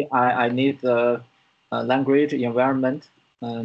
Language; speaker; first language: English; non-native, learner; Chinese